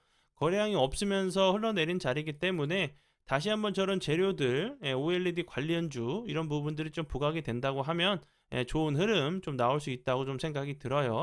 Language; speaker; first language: Korean; native; Korean